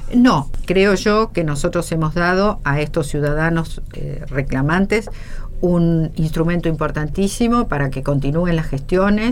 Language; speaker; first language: Spanish; native; Spanish